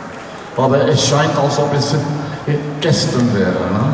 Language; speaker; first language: German; non-native, fluent; English